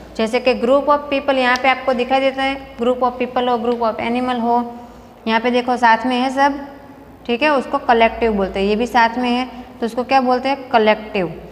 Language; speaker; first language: Hindi; non-native, local second language; Gujarati